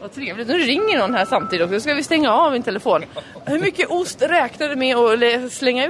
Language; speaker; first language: Swedish; native; Swedish